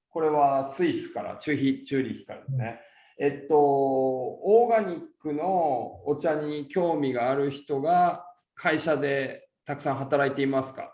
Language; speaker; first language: Japanese; native; Japanese